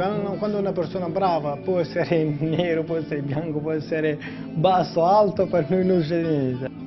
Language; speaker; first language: Italian; non-native, fluent; Kurdish